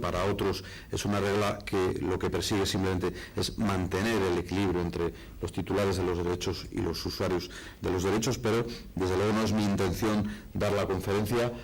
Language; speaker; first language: Spanish; native; Spanish